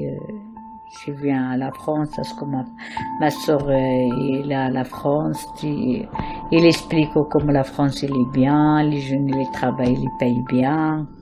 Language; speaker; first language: French; non-native, learner; Arabic